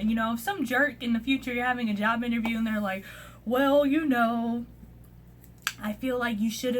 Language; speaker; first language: English; native; English